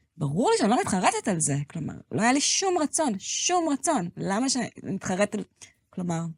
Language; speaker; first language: Hebrew; native; Hebrew